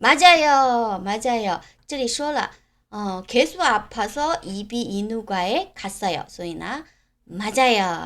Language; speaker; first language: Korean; non-native, fluent; Chinese